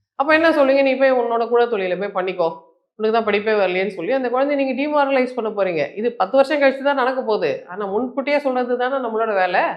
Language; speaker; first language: Tamil; native; Tamil